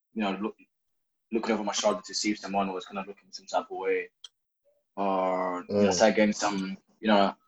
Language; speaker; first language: English; non-native, fluent; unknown